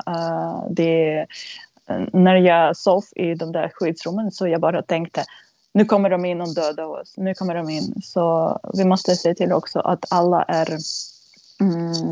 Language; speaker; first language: Swedish; non-native, fluent; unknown